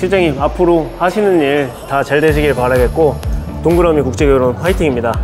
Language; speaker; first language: Korean; native; Korean